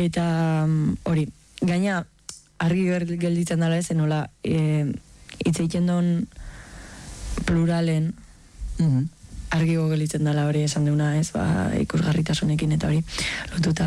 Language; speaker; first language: Basque; native; Basque